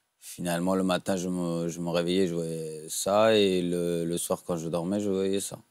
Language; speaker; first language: French; non-native, fluent; Persian